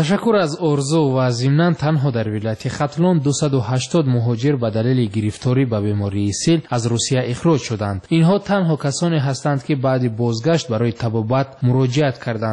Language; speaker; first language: Tajik; native; Tajik